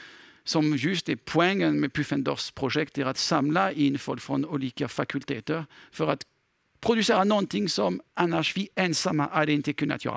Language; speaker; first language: Swedish; non-native, fluent; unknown